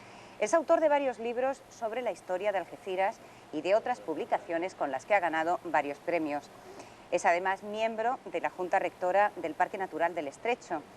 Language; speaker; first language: Spanish; native; Spanish